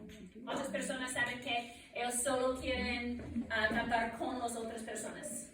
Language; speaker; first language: Spanish; non-native, learner; English